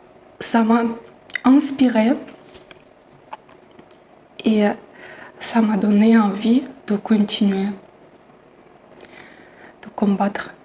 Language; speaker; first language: French; non-native, fluent; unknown